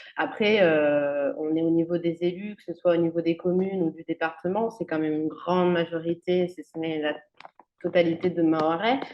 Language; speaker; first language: French; native; French